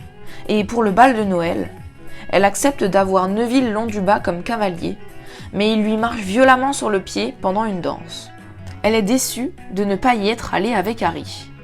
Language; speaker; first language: French; native; French